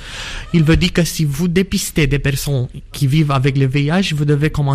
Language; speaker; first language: French; non-native, learner; Romanian